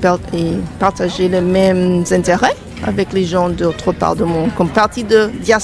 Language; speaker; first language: French; non-native, fluent; English